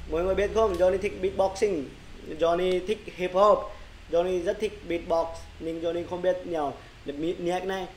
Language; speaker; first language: Vietnamese; non-native, learner; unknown